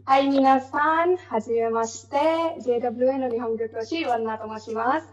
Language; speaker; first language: Japanese; non-native, fluent; Hindi